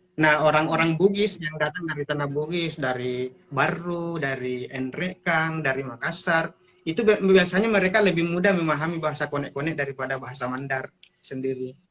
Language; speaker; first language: Indonesian; non-native, local second language; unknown